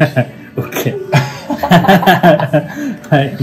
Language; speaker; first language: Japanese; native; Japanese